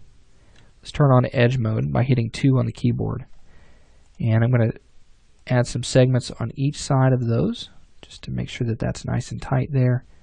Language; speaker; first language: English; native; English